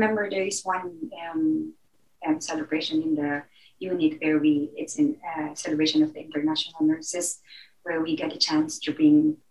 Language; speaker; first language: English; non-native, local second language; Filipino